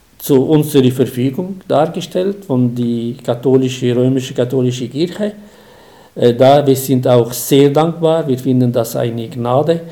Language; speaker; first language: German; non-native, fluent; Arabic